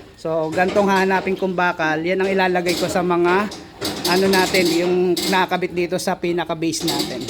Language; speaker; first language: Filipino; non-native, local second language; Cebuano